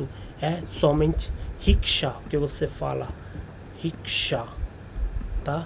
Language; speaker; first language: Portuguese; non-native, learner; Hindi